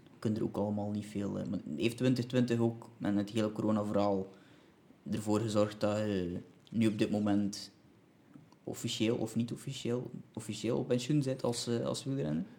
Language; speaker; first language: Dutch; native; Dutch